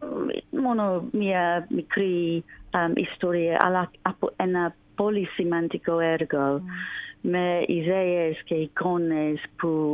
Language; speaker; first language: Greek; non-native, learner; English